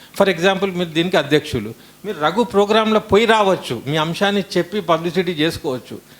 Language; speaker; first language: Telugu; native; Telugu